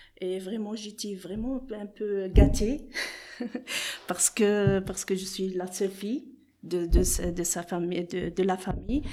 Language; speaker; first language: French; non-native, learner; Arabic